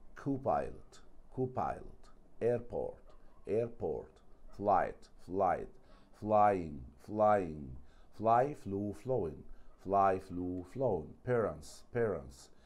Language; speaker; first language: English; non-native, fluent; Arabic